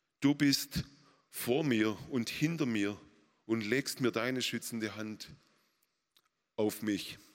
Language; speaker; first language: German; native; German